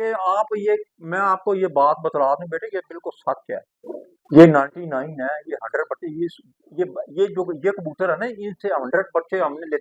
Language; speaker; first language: Hindi; non-native, local second language; Punjabi